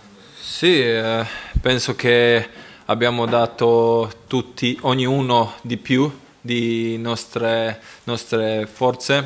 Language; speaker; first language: Italian; non-native, learner; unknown